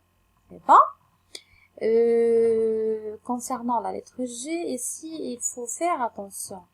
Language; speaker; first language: French; non-native, local second language; Arabic